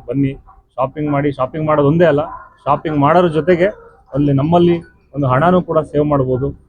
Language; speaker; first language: Kannada; native; Kannada